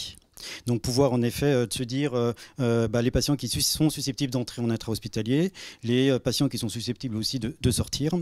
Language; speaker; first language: French; native; French